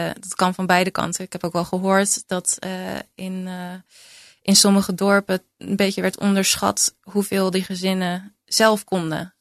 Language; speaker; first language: Dutch; native; Dutch